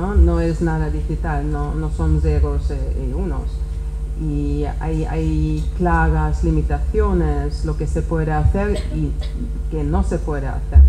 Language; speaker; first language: Spanish; non-native, fluent; Czech